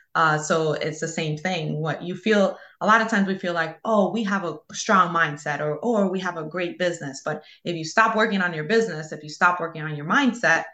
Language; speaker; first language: English; early bilingual, other home language; Spanish